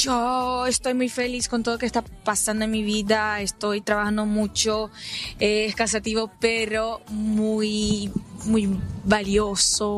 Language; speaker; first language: Spanish; non-native, fluent; Portuguese